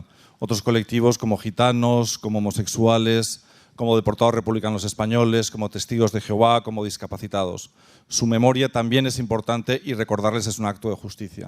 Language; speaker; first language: Spanish; native; Spanish